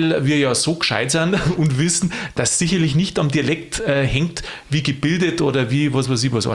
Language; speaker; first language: German; native; German